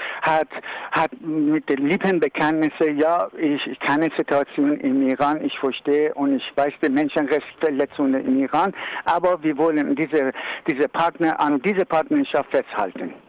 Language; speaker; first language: German; non-native, learner; Persian